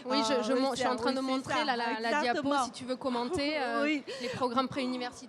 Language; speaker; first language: French; native; French